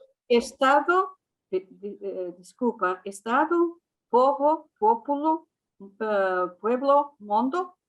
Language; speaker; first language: Spanish; non-native, fluent; Portuguese